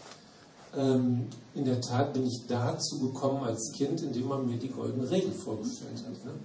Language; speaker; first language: German; native; German